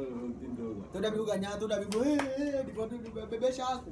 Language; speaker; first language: Vietnamese; non-native, learner; Portuguese